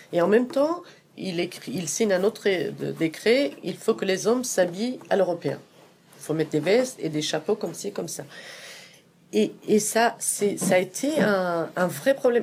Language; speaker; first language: French; non-native, fluent; Persian